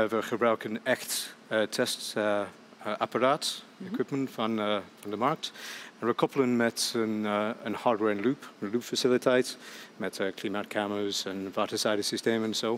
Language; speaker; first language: Dutch; non-native, fluent; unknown